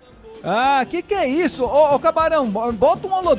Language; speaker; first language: Portuguese; native; Portuguese